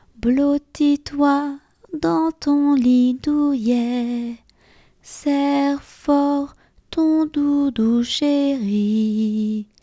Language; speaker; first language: French; native; French